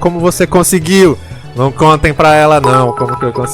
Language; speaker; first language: Portuguese; native; Portuguese